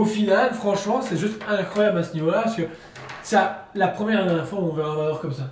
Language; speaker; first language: French; native; French